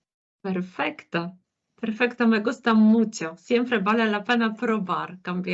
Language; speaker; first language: Spanish; non-native, fluent; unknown